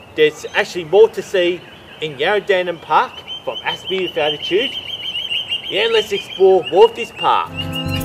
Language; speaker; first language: English; native; English